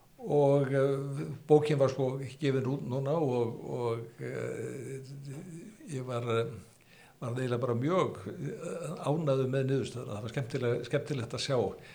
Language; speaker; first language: Icelandic; native; Icelandic